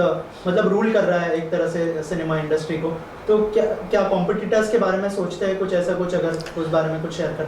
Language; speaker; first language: Hindi; native; Hindi